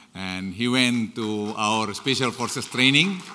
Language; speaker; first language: English; non-native, fluent; Indonesian